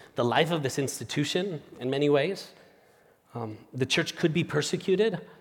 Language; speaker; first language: English; non-native, fluent; Spanish